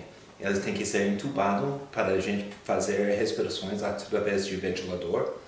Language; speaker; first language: Portuguese; non-native, fluent; English